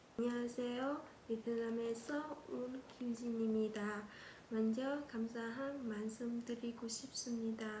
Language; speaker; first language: Korean; non-native, learner; Vietnamese